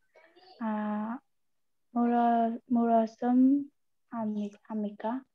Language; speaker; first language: Korean; non-native, learner; Thai